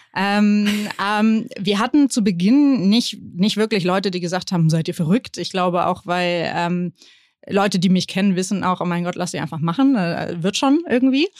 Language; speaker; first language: German; early bilingual, other home language; Spanish